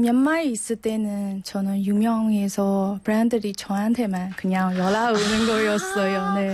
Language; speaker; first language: Korean; non-native, fluent; Burmese